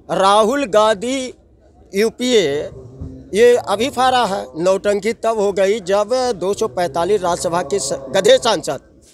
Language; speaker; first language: Hindi; native; Hindi